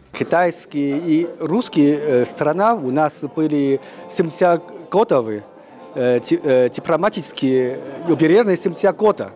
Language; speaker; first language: Russian; non-native, learner; Chinese